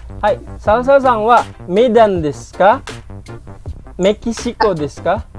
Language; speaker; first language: Japanese; non-native, fluent; Indonesian